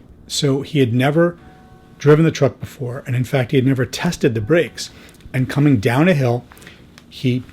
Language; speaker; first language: English; native; English